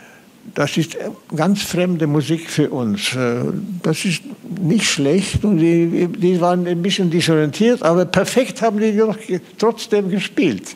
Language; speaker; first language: German; non-native, fluent; Swedish